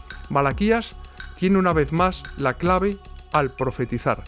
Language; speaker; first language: Spanish; native; Spanish